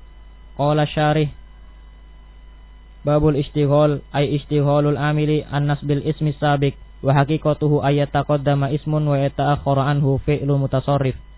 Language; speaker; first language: Arabic; non-native, learner; Indonesian